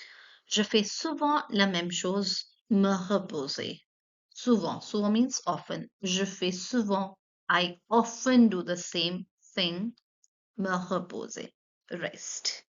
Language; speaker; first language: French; non-native, fluent; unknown